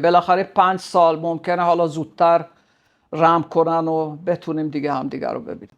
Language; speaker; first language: Persian; non-native, fluent; Hungarian